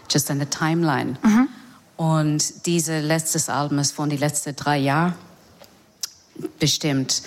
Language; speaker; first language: German; non-native, fluent; English